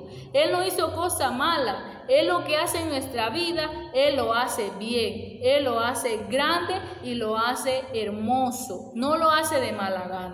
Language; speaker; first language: Spanish; native; Spanish